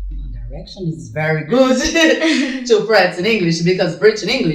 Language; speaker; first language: English; non-native, fluent; Portuguese